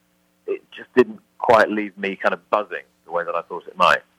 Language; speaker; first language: English; native; English